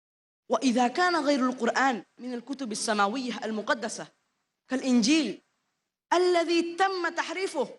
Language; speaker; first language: Arabic; non-native, learner; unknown